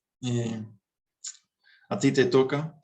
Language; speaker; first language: Spanish; non-native, learner; English